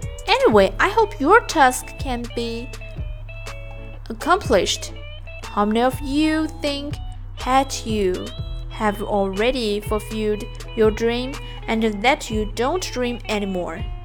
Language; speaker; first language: English; non-native, fluent; Chinese